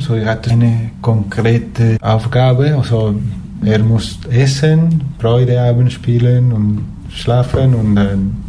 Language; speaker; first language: German; non-native, fluent; Spanish